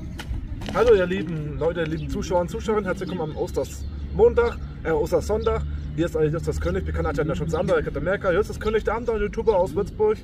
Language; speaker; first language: German; native; German